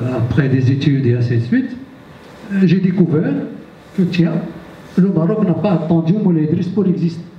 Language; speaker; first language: French; non-native, local second language; Berber languages